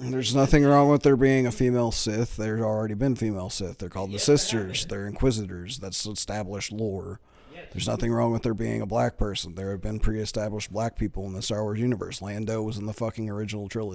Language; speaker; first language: English; native; English